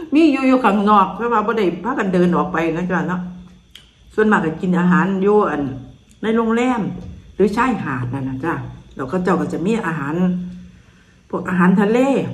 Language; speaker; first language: Thai; native; Thai